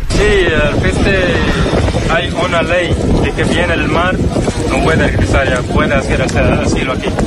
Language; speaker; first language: Spanish; non-native, learner; Arabic